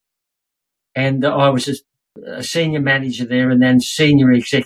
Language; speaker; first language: English; native; English